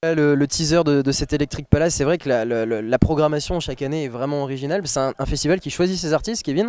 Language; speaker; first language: French; native; French